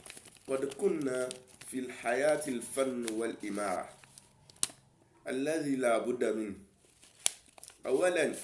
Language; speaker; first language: Arabic; non-native, learner; Yoruba